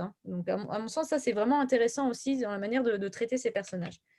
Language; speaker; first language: French; native; French